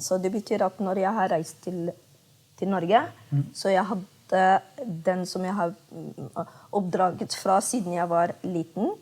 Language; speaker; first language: Norwegian; non-native, fluent; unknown